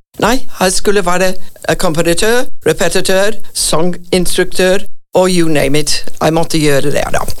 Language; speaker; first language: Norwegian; non-native, fluent; English